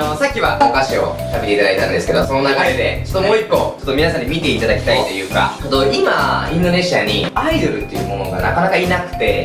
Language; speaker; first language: Japanese; native; Japanese